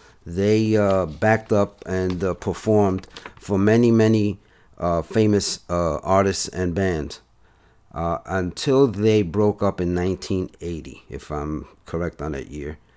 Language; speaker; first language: English; native; English